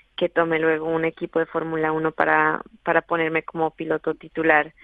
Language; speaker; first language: Spanish; native; Spanish